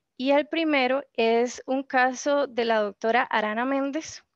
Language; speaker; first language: Spanish; native; Spanish